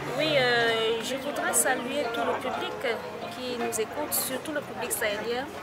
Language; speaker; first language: French; non-native, local second language; Fula